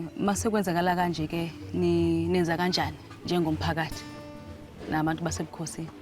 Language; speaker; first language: Zulu; non-native, local second language; Xhosa